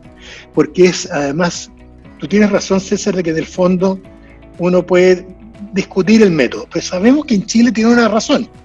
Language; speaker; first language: Spanish; native; Spanish